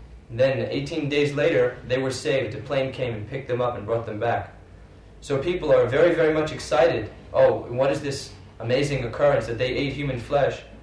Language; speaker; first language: English; native; English